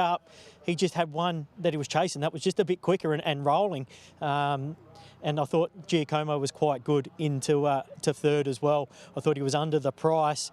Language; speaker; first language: English; native; English